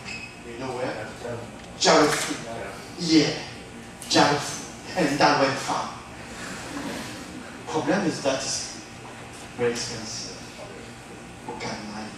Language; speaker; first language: English; non-native, fluent; French